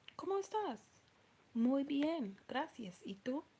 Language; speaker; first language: Spanish; non-native, learner; English